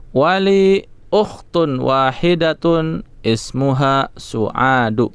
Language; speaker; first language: Arabic; non-native, fluent; Indonesian